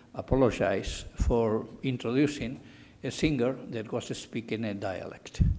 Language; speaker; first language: English; non-native, fluent; Catalan